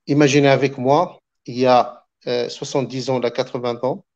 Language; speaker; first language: French; non-native, local second language; Arabic